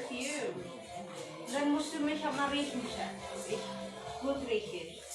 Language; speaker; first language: German; non-native, learner; Filipino